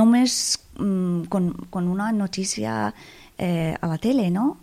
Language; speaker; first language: Catalan; non-native, fluent; Persian